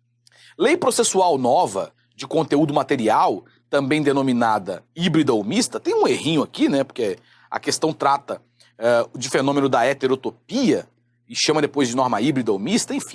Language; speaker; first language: Portuguese; native; Portuguese